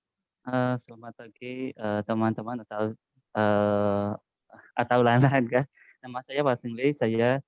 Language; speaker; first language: Indonesian; non-native, learner; Khmer